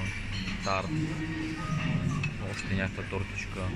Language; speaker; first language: Bulgarian; native; Bulgarian